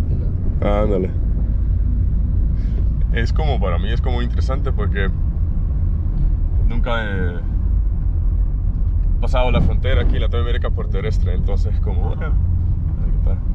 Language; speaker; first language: Spanish; non-native, fluent; English